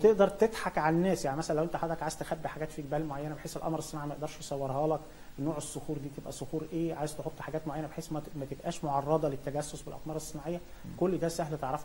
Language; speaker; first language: Arabic; native; Arabic